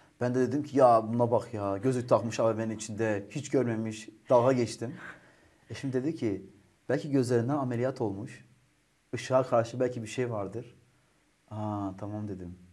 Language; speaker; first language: Turkish; native; Turkish